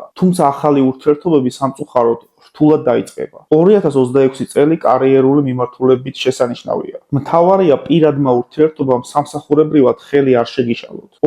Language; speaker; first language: Georgian; native; Georgian